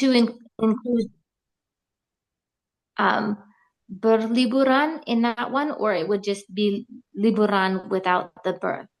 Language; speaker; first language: English; early bilingual, heritage; English